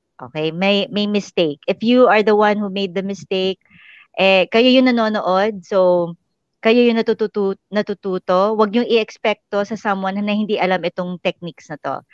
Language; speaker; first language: Filipino; native; Filipino